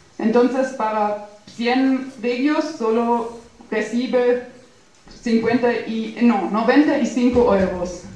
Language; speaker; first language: Spanish; non-native, fluent; German